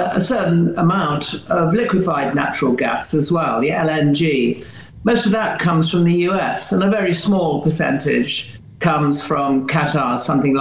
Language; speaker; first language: English; native; English